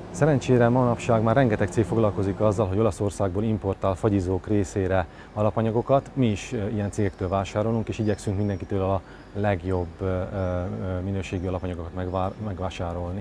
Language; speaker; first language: Hungarian; native; Hungarian